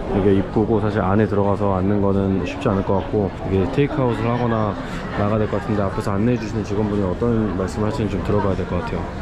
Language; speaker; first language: Korean; native; Korean